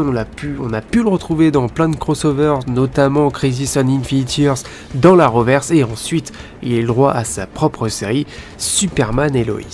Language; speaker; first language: French; native; French